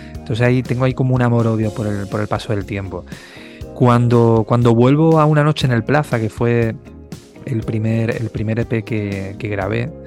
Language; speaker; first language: Spanish; native; Spanish